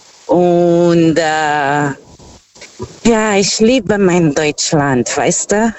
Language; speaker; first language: German; non-native, fluent; Portuguese